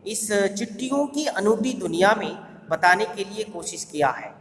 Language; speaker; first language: Hindi; non-native, local second language; Kannada